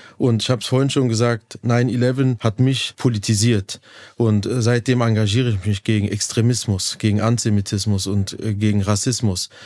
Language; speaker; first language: German; early bilingual, other home language; Turkish